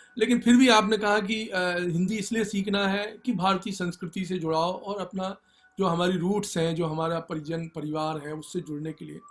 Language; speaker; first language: Hindi; native; Hindi